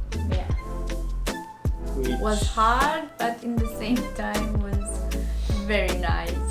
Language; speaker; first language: English; non-native, learner; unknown